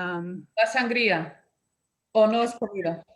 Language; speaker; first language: Spanish; non-native, fluent; English